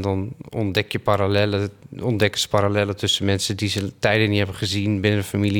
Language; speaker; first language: Dutch; native; Dutch